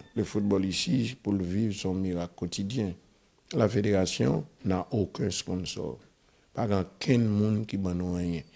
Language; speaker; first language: French; non-native, local second language; Haitian Creole